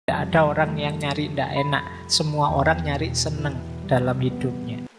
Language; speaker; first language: Indonesian; native; Indonesian